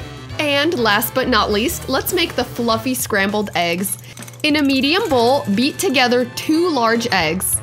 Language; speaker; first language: English; native; English